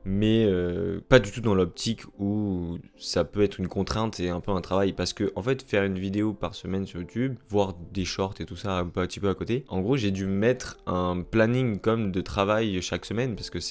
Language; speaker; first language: French; native; French